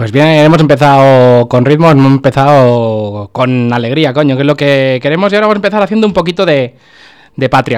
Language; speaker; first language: Spanish; native; Spanish